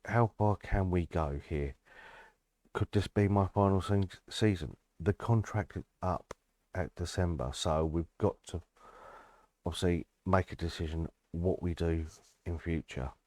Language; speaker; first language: English; native; English